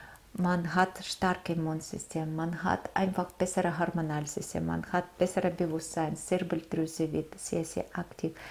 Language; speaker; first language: German; non-native, fluent; Russian